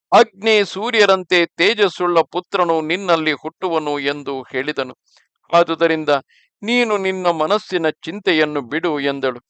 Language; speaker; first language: Kannada; native; Kannada